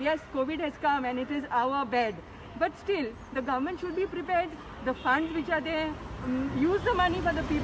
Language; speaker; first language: English; non-native, local second language; Konkani